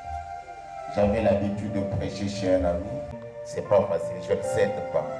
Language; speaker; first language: French; non-native, local second language; Lingala